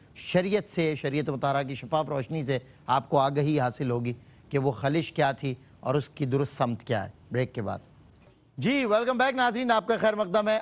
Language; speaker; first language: Urdu; native; Urdu